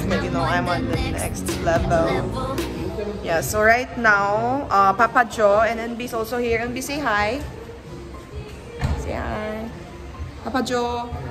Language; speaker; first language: English; non-native, local second language; Korean